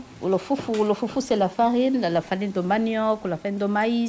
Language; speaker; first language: French; non-native, local second language; Rundi